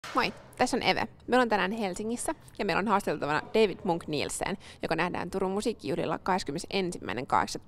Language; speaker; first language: Finnish; native; Finnish